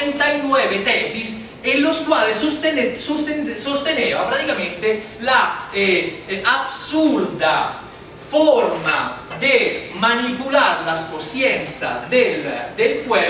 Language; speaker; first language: Spanish; non-native, fluent; Italian